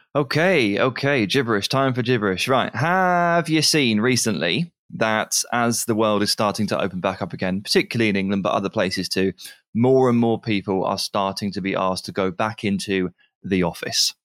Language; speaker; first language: English; native; English